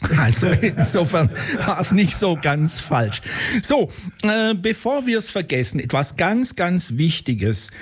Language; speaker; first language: German; native; German